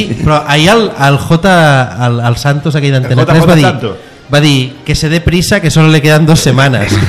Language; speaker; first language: Catalan; native; Catalan